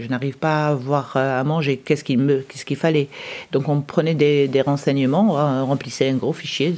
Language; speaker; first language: French; early bilingual, other home language; Arabic